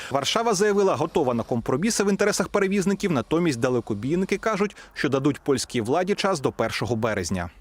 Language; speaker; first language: Ukrainian; native; Ukrainian